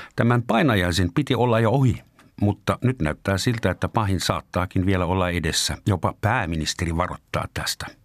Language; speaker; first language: Finnish; native; Finnish